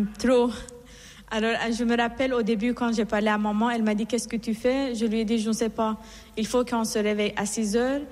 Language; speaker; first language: French; non-native, fluent; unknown